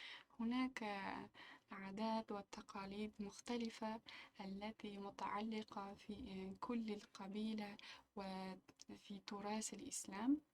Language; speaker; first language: Arabic; non-native, local second language; Uzbek